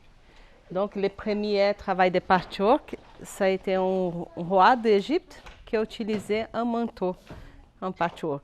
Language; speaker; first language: French; non-native, fluent; Portuguese